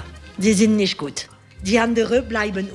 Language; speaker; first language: German; non-native, learner; French